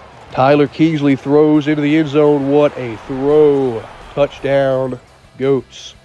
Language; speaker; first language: English; native; English